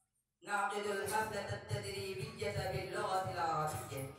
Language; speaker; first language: Arabic; non-native, learner; Urdu